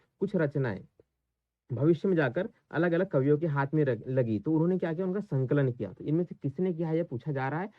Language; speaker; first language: Hindi; native; Hindi